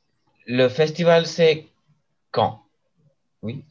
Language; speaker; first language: French; non-native, learner; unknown